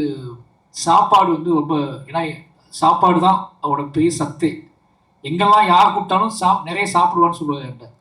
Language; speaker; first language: Tamil; native; Tamil